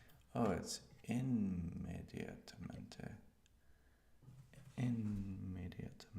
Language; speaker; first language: Spanish; non-native, learner; English